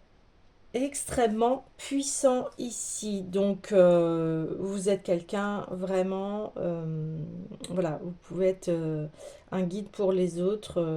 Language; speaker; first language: French; native; French